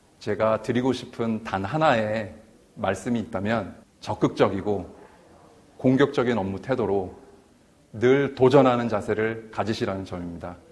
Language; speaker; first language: Korean; native; Korean